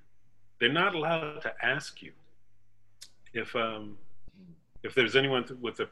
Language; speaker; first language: English; native; English